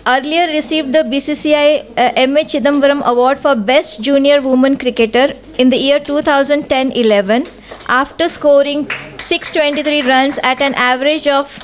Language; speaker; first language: English; non-native, local second language; Marathi